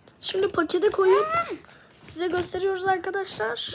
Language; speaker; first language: Turkish; native; Turkish